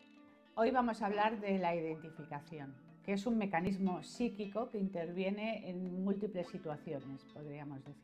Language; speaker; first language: Spanish; native; Spanish